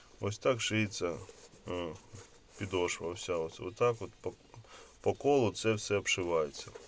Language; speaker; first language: Ukrainian; non-native, local second language; Russian